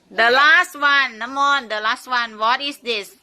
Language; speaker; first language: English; non-native, fluent; Thai